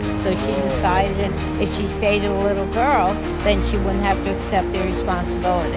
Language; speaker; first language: English; native; English